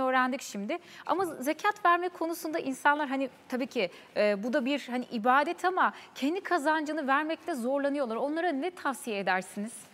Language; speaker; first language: Turkish; native; Turkish